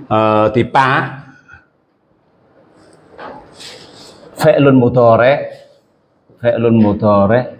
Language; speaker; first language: Arabic; non-native, fluent; Western Cham